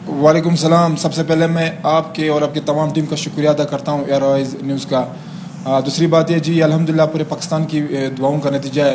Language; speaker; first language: Urdu; native; Urdu